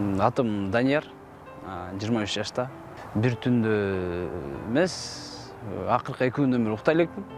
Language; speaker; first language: Kyrgyz; native; Kyrgyz